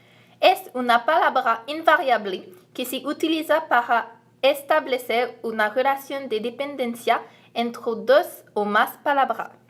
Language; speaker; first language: Spanish; non-native, learner; French